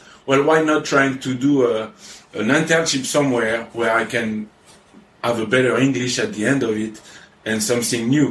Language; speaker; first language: English; non-native, fluent; French